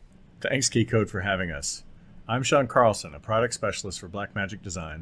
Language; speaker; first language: English; native; English